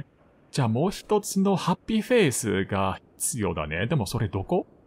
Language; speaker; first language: Japanese; non-native, fluent; English